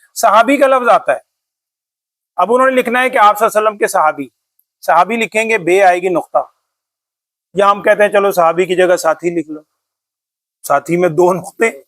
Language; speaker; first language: Urdu; native; Urdu